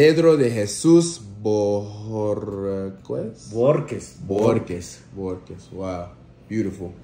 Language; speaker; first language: Spanish; non-native, learner; English